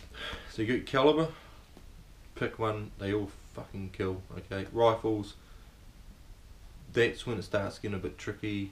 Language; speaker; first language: English; native; English